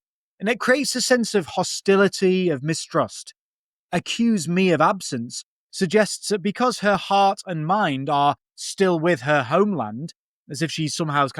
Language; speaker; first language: English; native; English